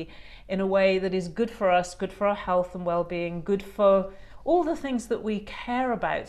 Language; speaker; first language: English; native; English